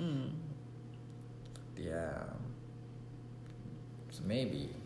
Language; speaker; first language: English; non-native, learner; Japanese